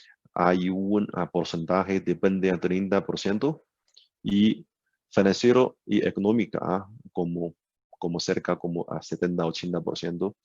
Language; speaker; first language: Spanish; non-native, learner; Chinese